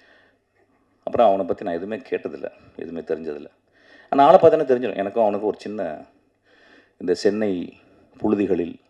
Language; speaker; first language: Tamil; native; Tamil